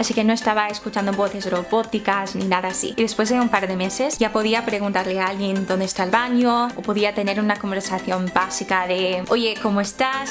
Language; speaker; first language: Spanish; non-native, fluent; English